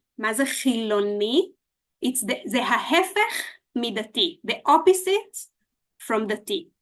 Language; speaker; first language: Hebrew; native; Hebrew